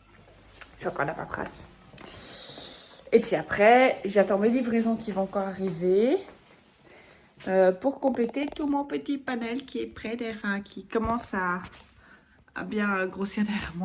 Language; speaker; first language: French; native; French